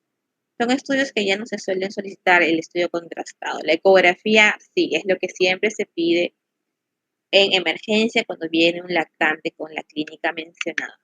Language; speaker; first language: Spanish; native; Spanish